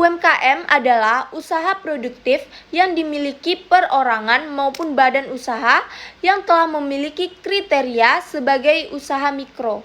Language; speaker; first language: Indonesian; native; Indonesian